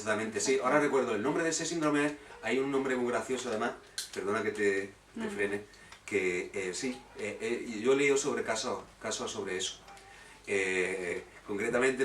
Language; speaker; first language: Spanish; native; Spanish